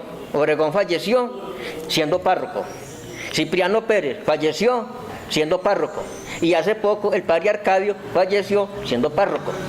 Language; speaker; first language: Spanish; native; Spanish